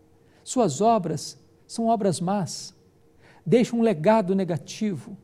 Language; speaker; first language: Portuguese; native; Portuguese